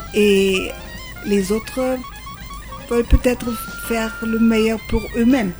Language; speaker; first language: French; non-native, fluent; German